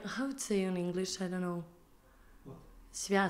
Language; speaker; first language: English; non-native, fluent; Serbian